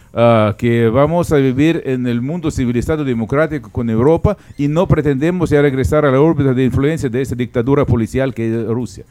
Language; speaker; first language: Spanish; non-native, fluent; Ukrainian